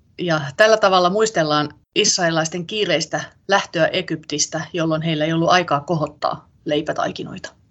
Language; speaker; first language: Finnish; native; Finnish